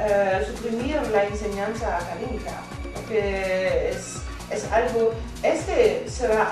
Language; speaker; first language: Spanish; non-native, fluent; German